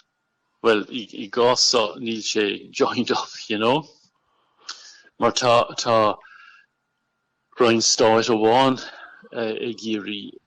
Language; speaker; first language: Irish; non-native, local second language; English